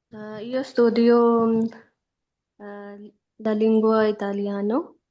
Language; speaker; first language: Italian; non-native, learner; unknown